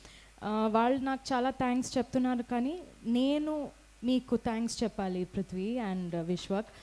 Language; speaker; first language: Telugu; non-native, local second language; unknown